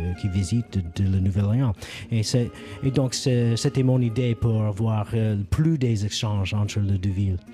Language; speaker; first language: French; non-native, learner; English